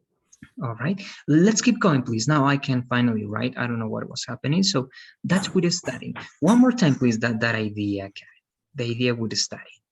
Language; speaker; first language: English; non-native, fluent; Spanish